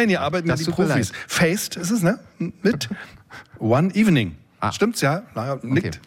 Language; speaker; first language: German; native; German